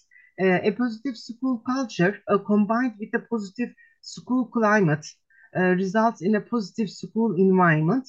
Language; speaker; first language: English; non-native, fluent; Turkish